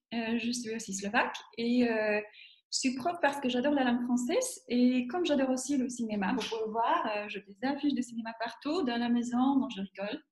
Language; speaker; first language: French; non-native, fluent; Slovak